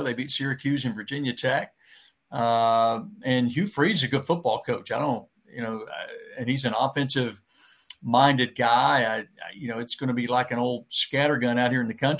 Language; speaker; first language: English; native; English